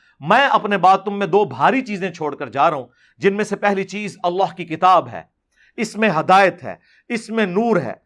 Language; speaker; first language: Urdu; non-native, local second language; Punjabi